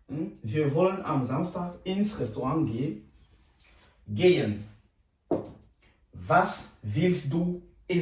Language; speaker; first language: German; non-native, fluent; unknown